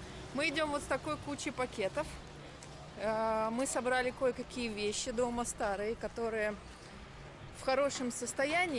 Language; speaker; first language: Russian; native; Russian